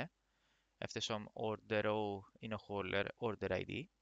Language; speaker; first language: Swedish; non-native, fluent; Greek